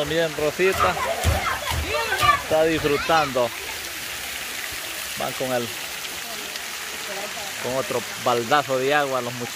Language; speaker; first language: Spanish; native; Spanish